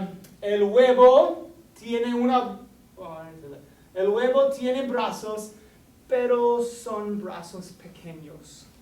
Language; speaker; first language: Spanish; non-native, fluent; English